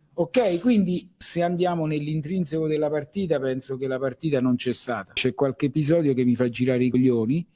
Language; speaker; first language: Italian; native; Italian